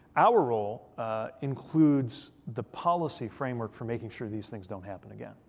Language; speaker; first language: English; native; English